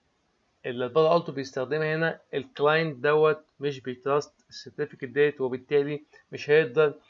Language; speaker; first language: Arabic; native; Arabic